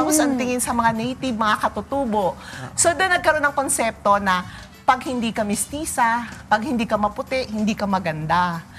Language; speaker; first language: Filipino; native; Filipino